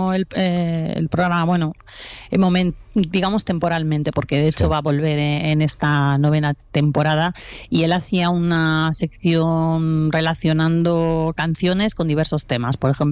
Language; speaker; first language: Spanish; native; Spanish